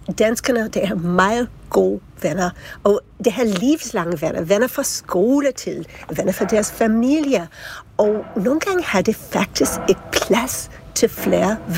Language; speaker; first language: Danish; non-native, fluent; English